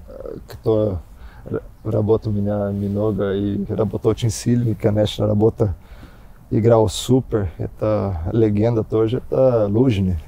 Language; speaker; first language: Russian; non-native, learner; Portuguese